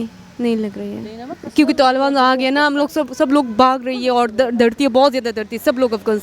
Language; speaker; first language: Hindi; non-native, learner; Persian